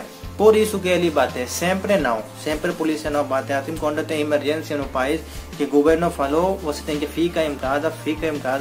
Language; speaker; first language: Portuguese; non-native, learner; Hindi